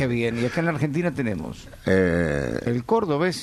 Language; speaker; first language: Spanish; native; Spanish